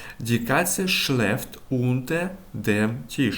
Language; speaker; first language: German; non-native, learner; Ukrainian